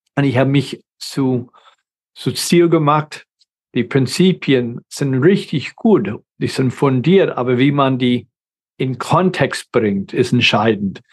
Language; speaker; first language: German; non-native, fluent; English